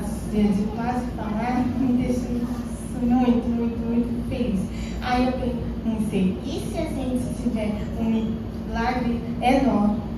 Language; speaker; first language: Portuguese; non-native, fluent; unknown